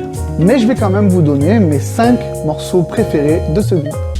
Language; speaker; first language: French; native; French